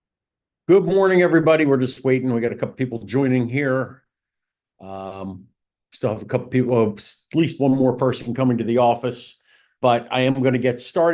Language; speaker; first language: English; native; English